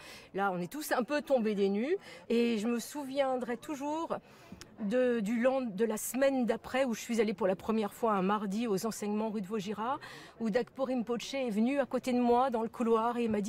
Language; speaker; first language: French; native; French